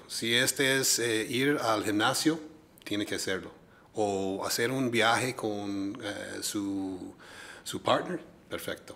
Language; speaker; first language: Spanish; non-native, fluent; English